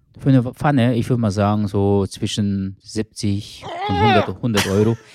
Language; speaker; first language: German; early bilingual, other home language; Turkish